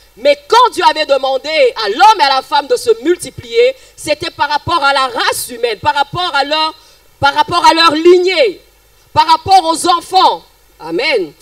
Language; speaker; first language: French; non-native, local second language; Lingala